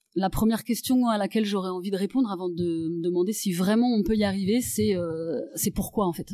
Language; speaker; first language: French; native; French